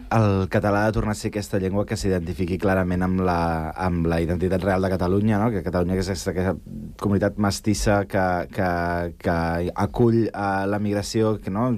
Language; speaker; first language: Catalan; non-native, local second language; Spanish